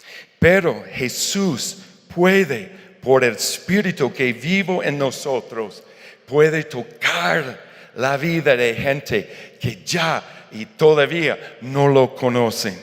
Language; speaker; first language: Spanish; non-native, fluent; English